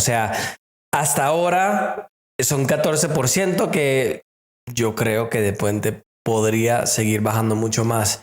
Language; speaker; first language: Spanish; native; Spanish